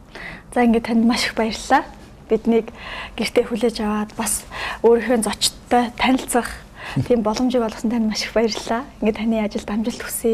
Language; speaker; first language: Mongolian; native; Mongolian